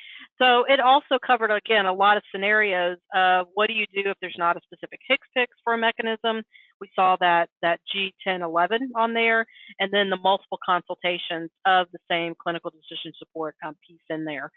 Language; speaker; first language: English; native; English